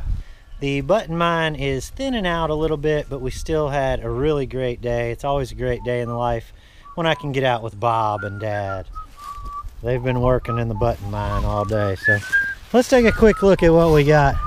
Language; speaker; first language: English; native; English